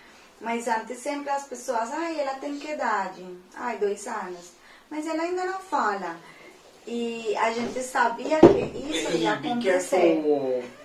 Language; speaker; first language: Portuguese; non-native, fluent; Spanish